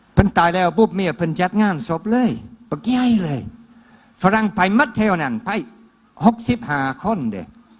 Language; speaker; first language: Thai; non-native, fluent; English